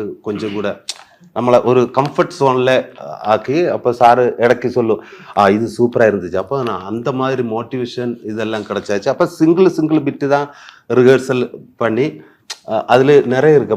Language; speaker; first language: Tamil; non-native, learner; Malayalam